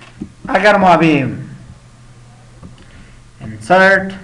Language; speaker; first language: Persian; non-native, local second language; Pashto